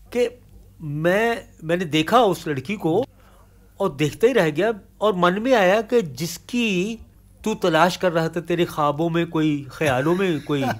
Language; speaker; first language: Hindi; native; Hindi